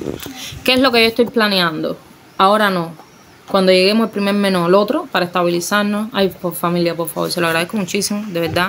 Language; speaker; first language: Spanish; native; Spanish